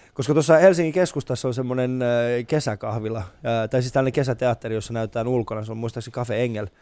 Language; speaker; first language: Finnish; non-native, fluent; Persian